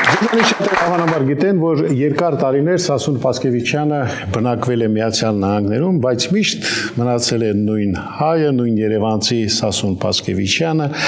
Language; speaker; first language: Armenian; native; Armenian